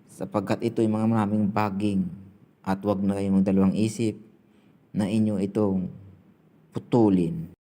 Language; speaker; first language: Filipino; non-native, local second language; Cebuano